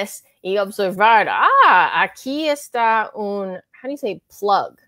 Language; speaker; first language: Spanish; non-native, learner; English